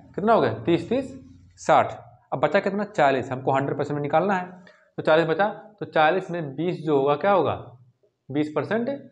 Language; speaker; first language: Hindi; native; Hindi